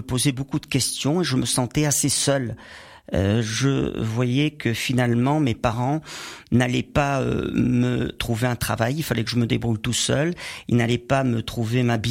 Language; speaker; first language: French; native; French